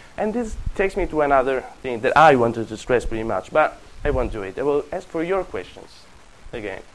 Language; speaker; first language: English; non-native, fluent; Italian